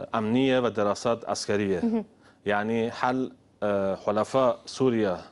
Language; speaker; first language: Arabic; non-native, fluent; Persian